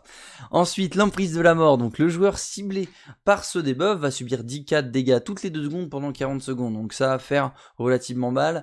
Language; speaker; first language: French; native; French